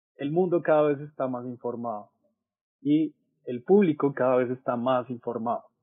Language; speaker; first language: Spanish; native; Spanish